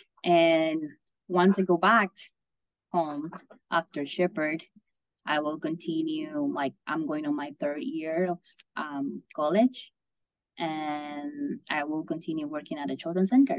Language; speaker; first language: English; non-native, fluent; Spanish